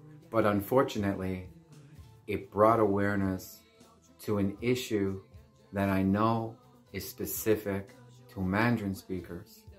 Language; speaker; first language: English; native; English